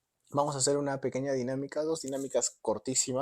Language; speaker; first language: Spanish; native; Spanish